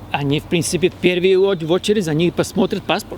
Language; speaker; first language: Russian; non-native, fluent; Spanish